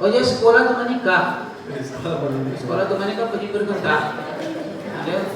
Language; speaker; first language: Portuguese; non-native, learner; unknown